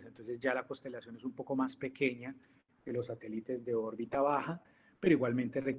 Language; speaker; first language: Spanish; native; Spanish